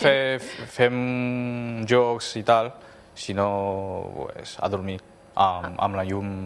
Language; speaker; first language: Catalan; non-native, fluent; Chinese